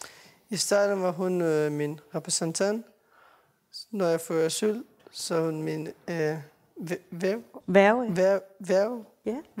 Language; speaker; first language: Danish; non-native, learner; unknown